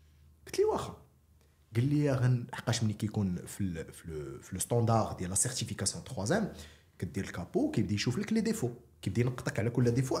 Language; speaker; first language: Arabic; native; Arabic